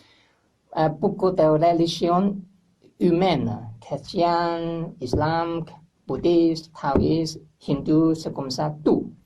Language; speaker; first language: French; non-native, learner; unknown